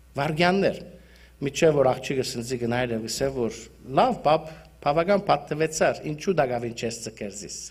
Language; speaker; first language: Armenian; early bilingual, heritage; Armenian